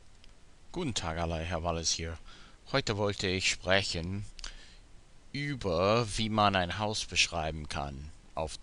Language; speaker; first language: German; non-native, fluent; English